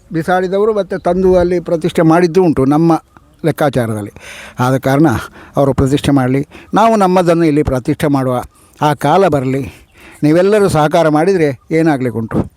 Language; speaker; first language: Kannada; non-native, local second language; Tulu